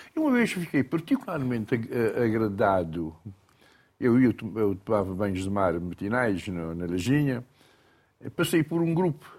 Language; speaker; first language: Portuguese; non-native, local second language; Kabuverdianu